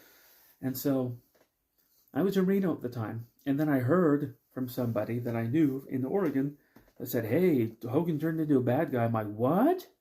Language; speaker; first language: English; native; English